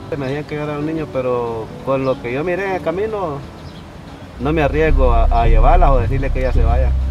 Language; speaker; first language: Spanish; native; Spanish